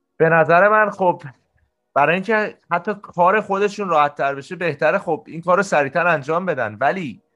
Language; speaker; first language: Persian; native; Persian